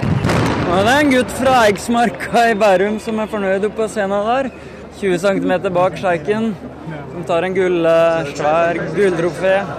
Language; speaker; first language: Norwegian; native; Norwegian